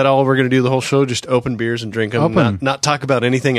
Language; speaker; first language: English; native; English